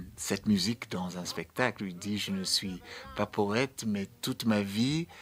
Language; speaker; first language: French; non-native, fluent; English